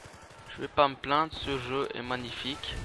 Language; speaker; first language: French; native; French